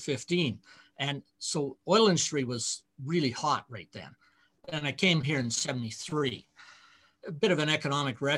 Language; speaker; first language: English; native; English